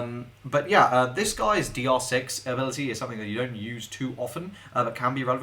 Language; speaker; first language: English; native; English